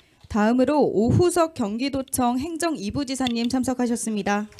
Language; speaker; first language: Korean; native; Korean